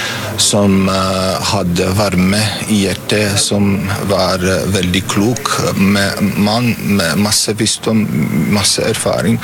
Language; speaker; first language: Norwegian; non-native, fluent; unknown